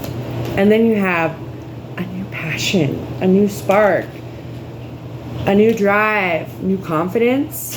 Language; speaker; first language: English; native; English